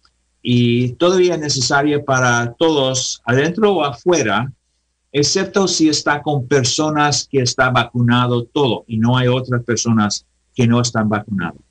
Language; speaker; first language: Spanish; non-native, learner; English